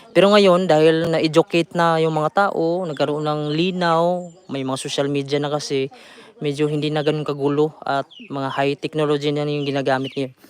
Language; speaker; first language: Filipino; non-native, local second language; Cebuano